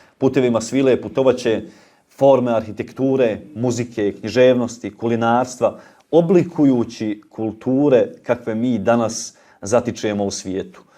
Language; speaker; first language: Bosnian; native; Bosnian